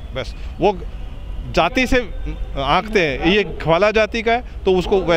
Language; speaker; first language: Hindi; native; Hindi